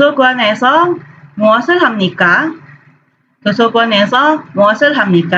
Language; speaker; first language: Korean; non-native, fluent; Indonesian